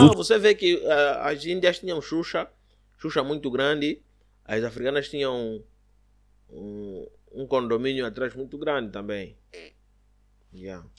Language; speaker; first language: Portuguese; native; Portuguese